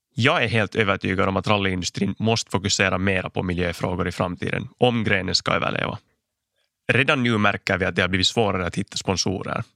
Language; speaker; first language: Swedish; native; Swedish